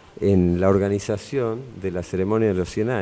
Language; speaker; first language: Spanish; native; Spanish